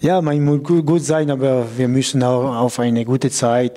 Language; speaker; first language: German; non-native, local second language; French